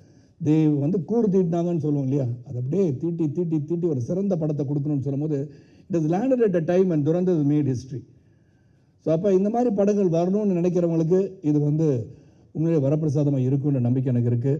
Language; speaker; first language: Tamil; native; Tamil